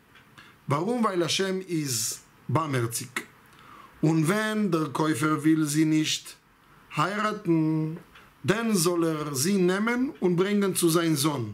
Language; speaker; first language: German; non-native, fluent; Hebrew